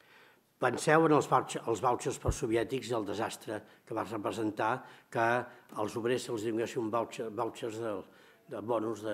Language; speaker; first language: Catalan; native; Catalan